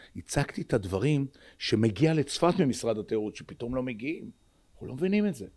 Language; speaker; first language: Hebrew; native; Hebrew